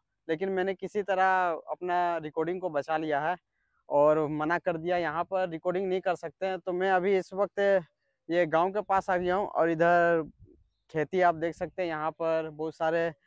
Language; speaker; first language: Hindi; native; Hindi